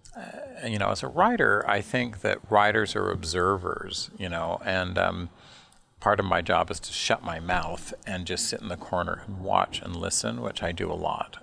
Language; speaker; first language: English; native; English